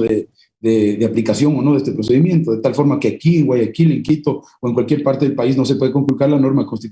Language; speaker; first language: Spanish; native; Spanish